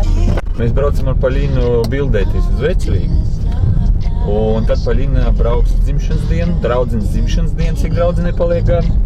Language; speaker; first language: Latvian; native; Latvian